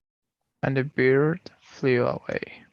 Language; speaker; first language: English; non-native, learner; Portuguese